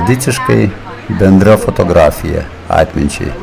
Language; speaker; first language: Lithuanian; native; Lithuanian